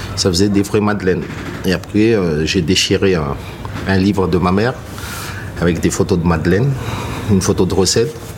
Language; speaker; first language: French; non-native, local second language; Malagasy